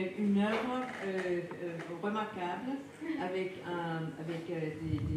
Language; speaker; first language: French; non-native, fluent; Danish